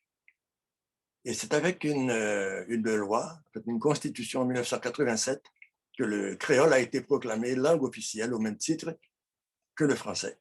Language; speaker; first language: French; non-native, local second language; Haitian Creole